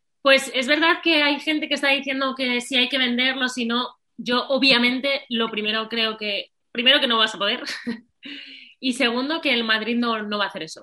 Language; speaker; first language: Spanish; native; Spanish